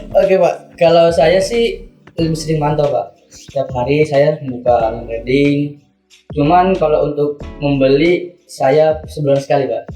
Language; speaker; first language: Indonesian; native; Indonesian